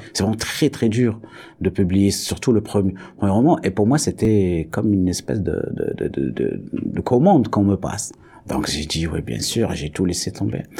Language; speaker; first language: French; non-native, local second language; Arabic